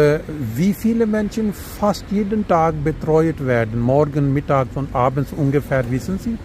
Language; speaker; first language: German; non-native, learner; Urdu